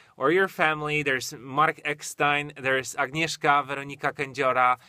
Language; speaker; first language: English; non-native, fluent; Polish